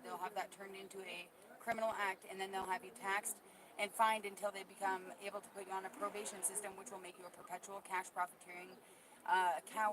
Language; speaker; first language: English; native; English